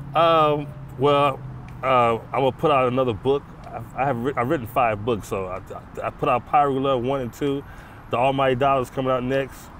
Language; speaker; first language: English; native; English